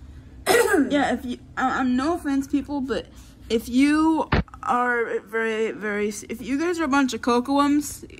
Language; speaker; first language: English; native; English